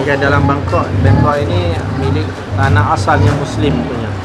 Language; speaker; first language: Indonesian; non-native, learner; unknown